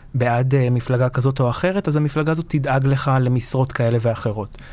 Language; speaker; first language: Hebrew; early bilingual, other home language; Arabic